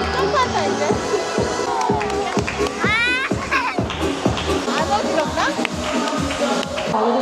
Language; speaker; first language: Korean; native; Korean